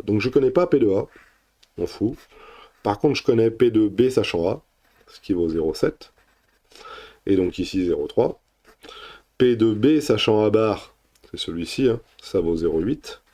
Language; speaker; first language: French; native; French